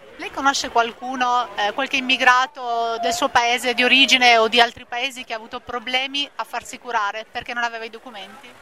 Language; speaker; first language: Italian; native; Italian